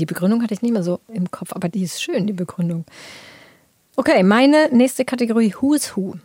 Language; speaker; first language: German; native; German